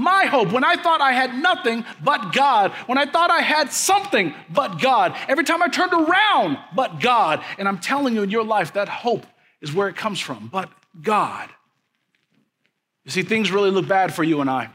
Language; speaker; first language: English; native; English